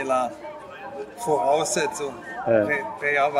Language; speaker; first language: French; non-native, fluent; German